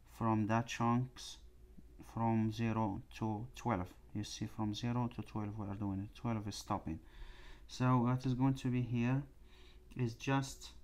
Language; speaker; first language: English; non-native, fluent; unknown